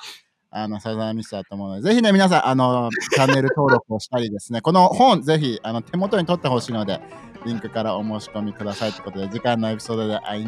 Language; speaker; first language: Japanese; native; Japanese